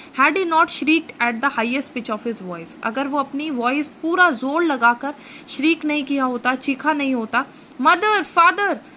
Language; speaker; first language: Hindi; native; Hindi